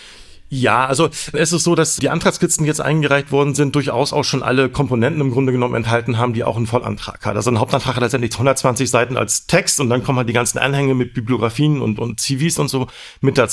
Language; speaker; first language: German; native; German